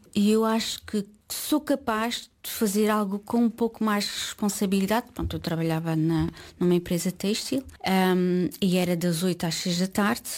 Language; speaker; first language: Portuguese; early bilingual, heritage; Portuguese